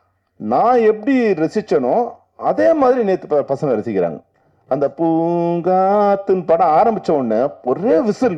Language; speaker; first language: Tamil; native; Tamil